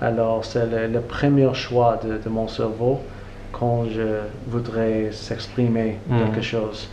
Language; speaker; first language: French; non-native, learner; English